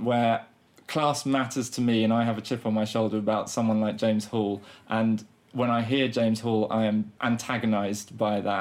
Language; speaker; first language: English; native; English